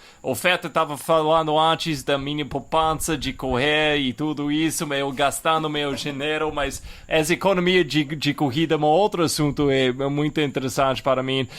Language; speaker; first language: Portuguese; non-native, fluent; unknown